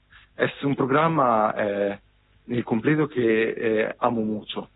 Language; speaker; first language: Spanish; non-native, fluent; Italian